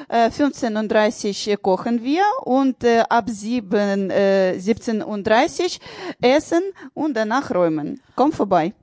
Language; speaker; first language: German; non-native, learner; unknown